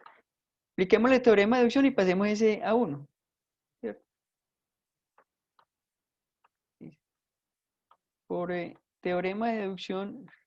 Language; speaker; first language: Spanish; native; Spanish